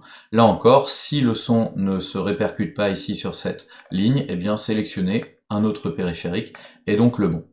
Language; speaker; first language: French; native; French